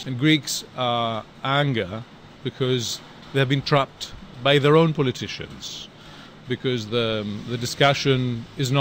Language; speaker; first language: English; non-native, fluent; Greek